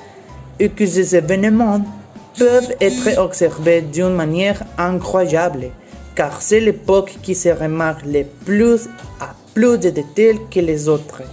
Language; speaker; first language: French; non-native, learner; Spanish